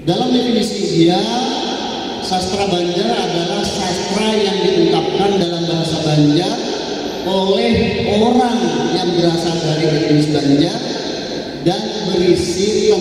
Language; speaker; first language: Indonesian; non-native, local second language; Banjar